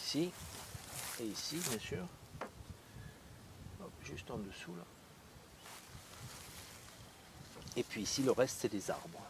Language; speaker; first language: French; native; French